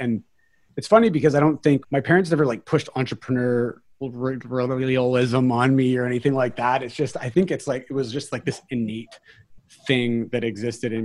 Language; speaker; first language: English; native; English